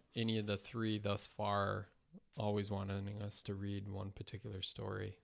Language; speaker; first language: English; native; English